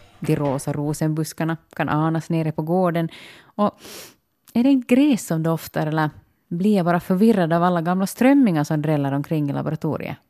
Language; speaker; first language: Swedish; native; Swedish